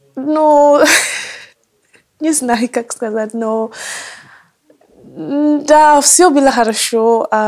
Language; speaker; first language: Russian; non-native, learner; English